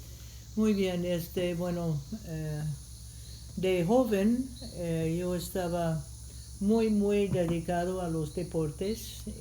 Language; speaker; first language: Spanish; non-native, fluent; English